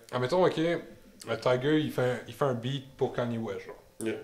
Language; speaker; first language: French; native; French